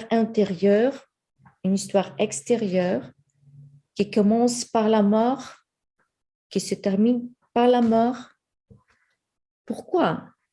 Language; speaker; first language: French; non-native, fluent; Ukrainian